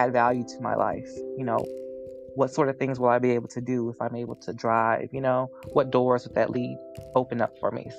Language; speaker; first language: English; native; English